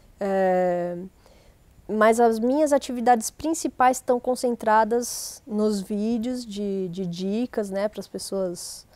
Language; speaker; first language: Portuguese; native; Portuguese